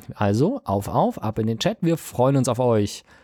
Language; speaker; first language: German; native; German